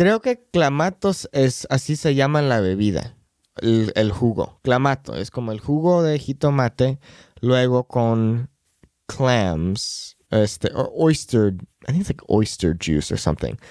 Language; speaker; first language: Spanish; non-native, fluent; English